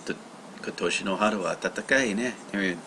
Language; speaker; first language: Japanese; non-native, learner; English